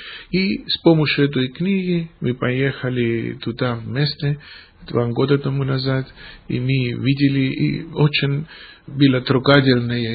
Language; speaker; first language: Russian; non-native, fluent; Greek